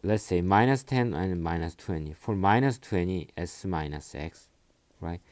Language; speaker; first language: English; non-native, fluent; Korean